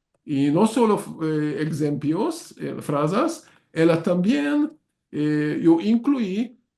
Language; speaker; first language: Spanish; non-native, learner; Hungarian